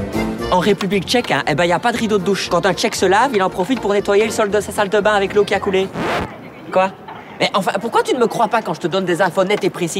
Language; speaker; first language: French; native; French